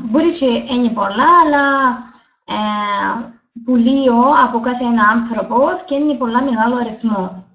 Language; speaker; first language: Greek; non-native, learner; Russian